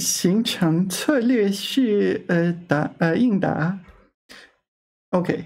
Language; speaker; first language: Chinese; non-native, fluent; English